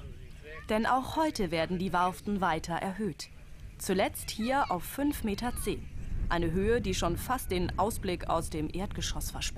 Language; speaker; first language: German; native; German